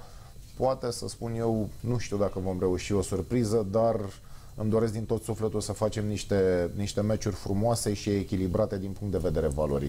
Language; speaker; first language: Romanian; native; Romanian